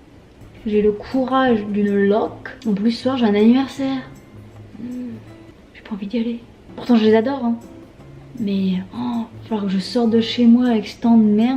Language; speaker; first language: French; native; French